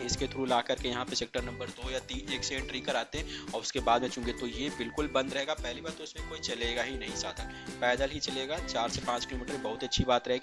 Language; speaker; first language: Hindi; native; Hindi